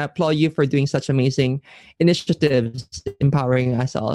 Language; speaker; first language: English; non-native, local second language; Filipino